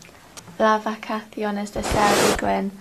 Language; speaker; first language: Spanish; non-native, learner; English